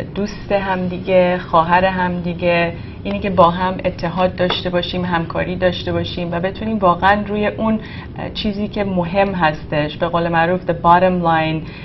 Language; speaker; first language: Persian; native; Persian